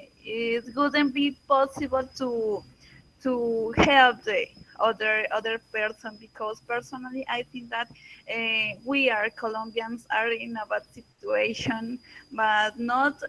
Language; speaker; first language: English; non-native, learner; Spanish